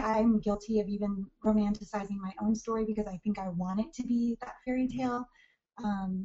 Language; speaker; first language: English; native; English